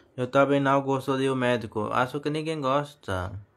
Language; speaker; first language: Portuguese; non-native, learner; Hindi